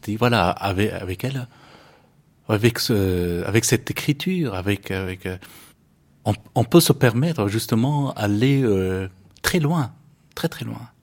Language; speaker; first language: French; non-native, fluent; Persian